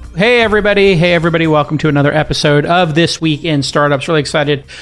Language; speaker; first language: English; native; English